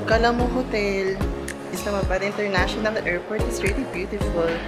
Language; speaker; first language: English; non-native, local second language; Filipino